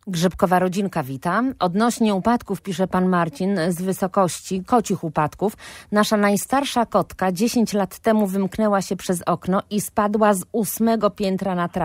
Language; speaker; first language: Polish; native; Polish